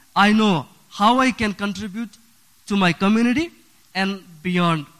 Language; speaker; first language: English; non-native, fluent; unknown